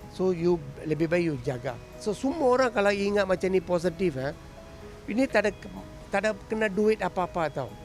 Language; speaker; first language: Malay; non-native, local second language; Tamil